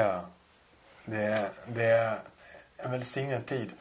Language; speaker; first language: Swedish; native; Swedish